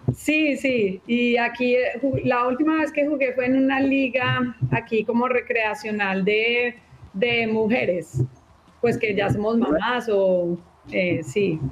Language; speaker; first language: Spanish; native; Spanish